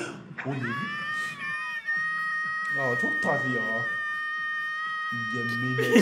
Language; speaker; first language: Turkish; non-native, learner; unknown